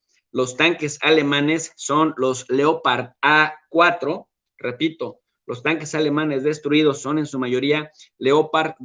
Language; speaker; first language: Spanish; native; Spanish